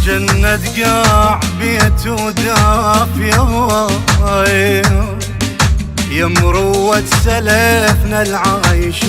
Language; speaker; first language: Arabic; native; Arabic